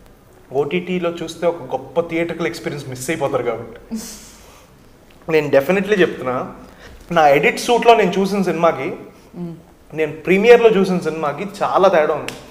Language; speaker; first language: Telugu; native; Telugu